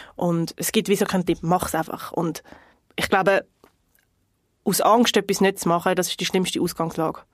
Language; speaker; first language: German; non-native, fluent; Portuguese